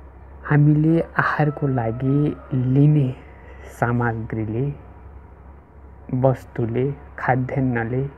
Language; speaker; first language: Nepali; native; Nepali